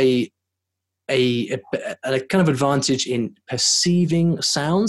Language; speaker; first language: English; native; English